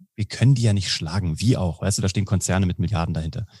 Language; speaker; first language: German; native; German